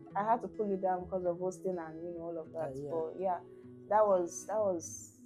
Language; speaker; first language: English; non-native, local second language; Yoruba